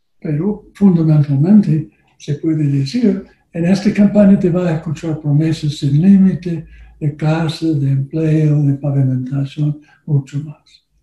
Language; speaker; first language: Spanish; non-native, learner; English